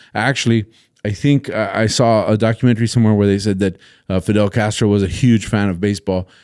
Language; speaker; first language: English; native; English